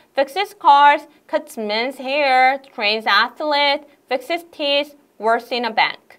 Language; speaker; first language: English; non-native, fluent; Korean